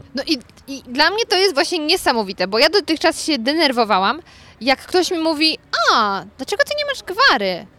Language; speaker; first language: Polish; native; Polish